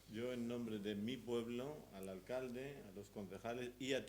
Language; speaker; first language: Spanish; native; Spanish